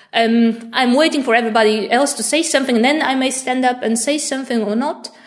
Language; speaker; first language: English; non-native, fluent; Bulgarian